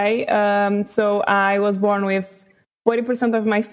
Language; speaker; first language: English; non-native, fluent; Portuguese